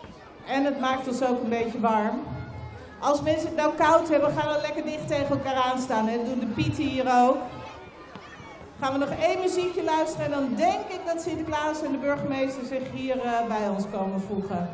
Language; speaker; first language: Dutch; native; Dutch